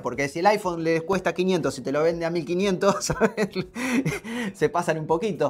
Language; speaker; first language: Spanish; native; Spanish